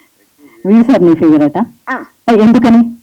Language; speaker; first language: Telugu; native; Telugu